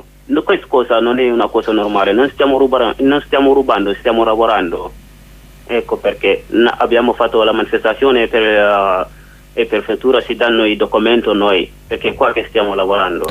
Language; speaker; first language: Italian; non-native, learner; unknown